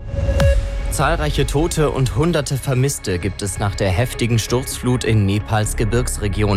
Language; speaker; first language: German; native; German